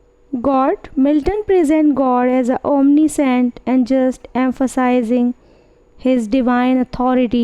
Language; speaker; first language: English; non-native, fluent; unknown